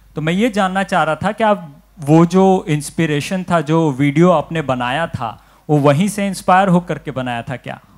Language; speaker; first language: Hindi; native; Hindi